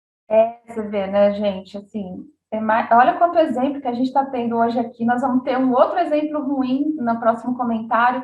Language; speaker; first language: Portuguese; native; Portuguese